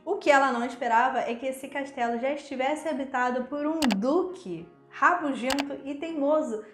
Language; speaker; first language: Portuguese; native; Portuguese